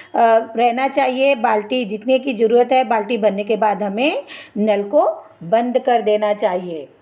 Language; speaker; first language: Hindi; non-native, local second language; Marathi